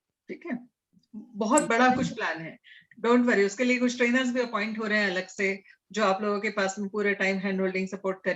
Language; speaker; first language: Hindi; native; Hindi